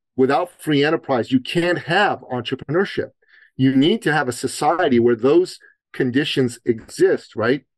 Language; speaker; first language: English; early bilingual, other home language; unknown